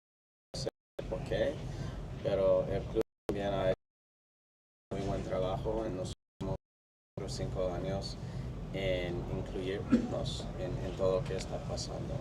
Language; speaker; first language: Spanish; non-native, fluent; English